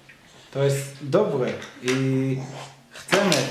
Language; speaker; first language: Polish; non-native, learner; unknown